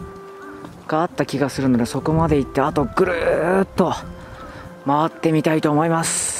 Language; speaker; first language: Japanese; native; Japanese